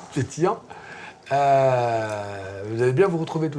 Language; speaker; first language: French; native; French